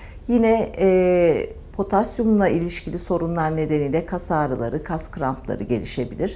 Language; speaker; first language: Turkish; native; Turkish